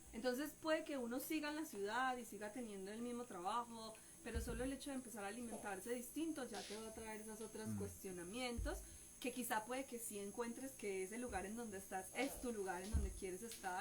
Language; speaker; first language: Spanish; native; Spanish